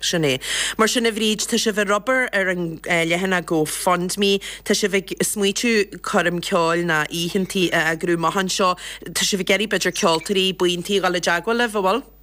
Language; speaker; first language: Irish; native; Irish